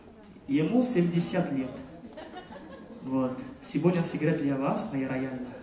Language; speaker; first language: Russian; non-native, fluent; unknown